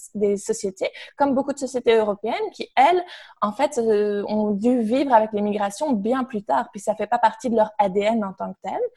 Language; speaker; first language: French; native; French